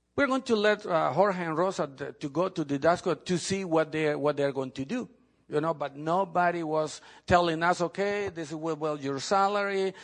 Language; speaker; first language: English; non-native, fluent; Spanish